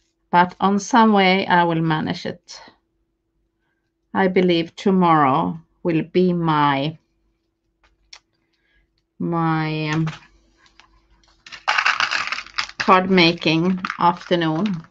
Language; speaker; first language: English; non-native, fluent; Swedish